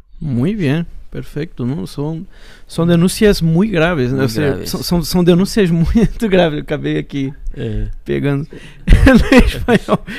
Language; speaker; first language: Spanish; non-native, learner; Portuguese